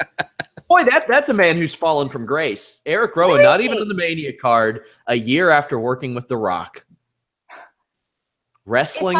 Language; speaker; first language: English; native; English